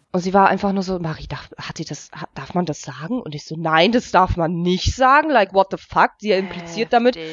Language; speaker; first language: German; early bilingual, other home language; Russian